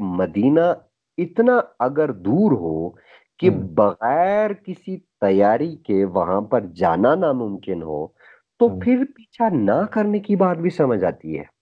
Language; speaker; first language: Urdu; native; Urdu